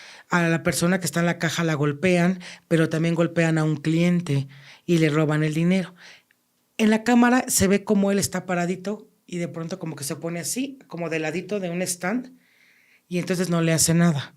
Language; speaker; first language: Spanish; native; Spanish